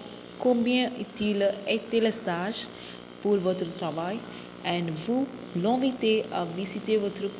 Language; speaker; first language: French; non-native, fluent; Tamil